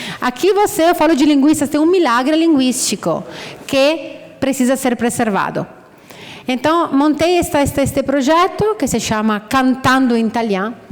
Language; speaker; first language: Portuguese; non-native, fluent; Italian